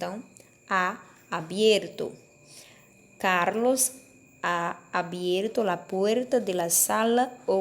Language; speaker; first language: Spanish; non-native, fluent; Portuguese